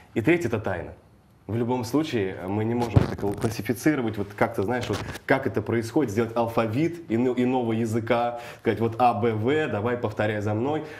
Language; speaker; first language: Russian; native; Russian